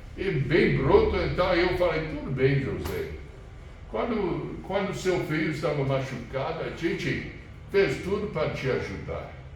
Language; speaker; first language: Portuguese; non-native, fluent; English